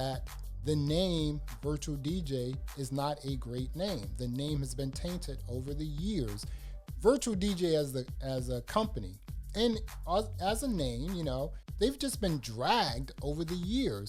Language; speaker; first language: English; native; English